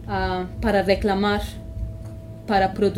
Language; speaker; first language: Spanish; non-native, learner; Kurdish